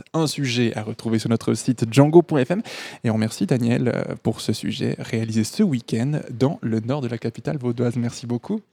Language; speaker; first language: French; native; French